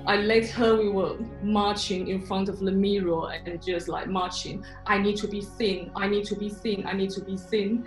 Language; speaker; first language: English; non-native, fluent; Chinese